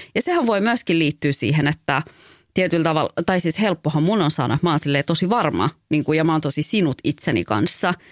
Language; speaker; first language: Finnish; early bilingual, other home language; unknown